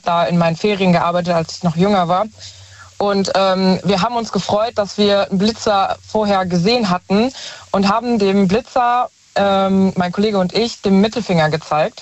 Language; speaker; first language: German; native; German